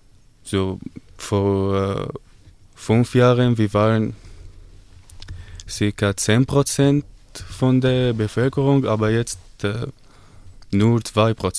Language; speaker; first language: German; non-native, learner; Arabic